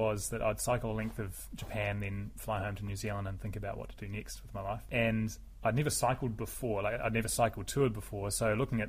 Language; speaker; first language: English; native; English